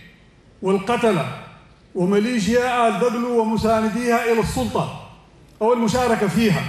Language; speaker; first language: Arabic; native; Arabic